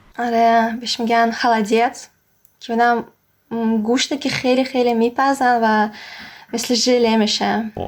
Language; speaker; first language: Persian; non-native, fluent; Russian